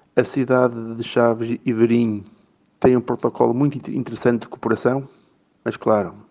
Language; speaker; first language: Portuguese; native; Portuguese